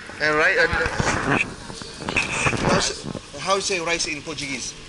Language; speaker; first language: English; non-native, learner; Vietnamese